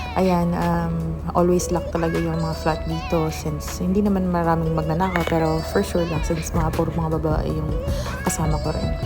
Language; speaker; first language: Filipino; non-native, local second language; Hiligaynon